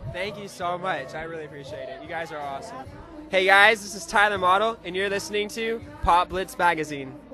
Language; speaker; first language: English; native; English